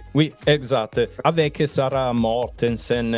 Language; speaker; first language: French; non-native, learner; Italian